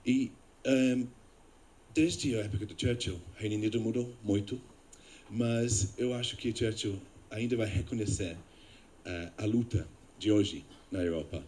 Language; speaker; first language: Portuguese; non-native, fluent; English